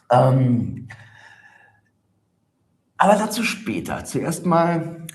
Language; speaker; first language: German; native; German